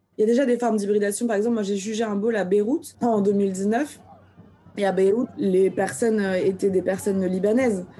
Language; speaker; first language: French; early bilingual, other home language; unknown